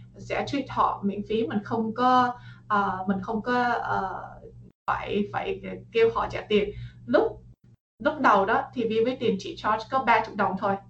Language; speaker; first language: Vietnamese; early bilingual, heritage; Vietnamese